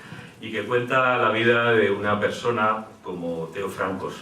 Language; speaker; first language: Spanish; native; Spanish